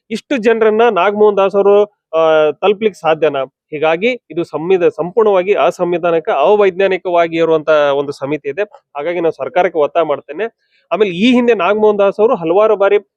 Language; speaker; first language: Kannada; non-native, local second language; Lambadi